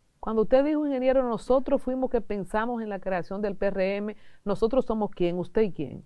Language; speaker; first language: Spanish; native; Spanish